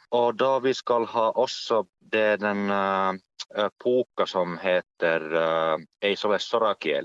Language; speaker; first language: Norwegian; non-native, fluent; Finnish